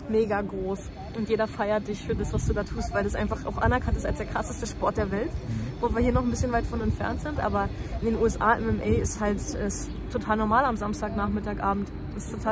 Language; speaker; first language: German; native; German